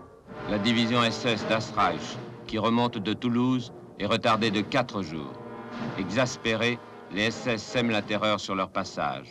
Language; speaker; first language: French; native; French